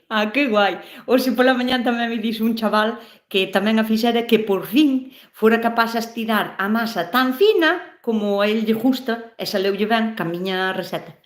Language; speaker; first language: Galician; native; Galician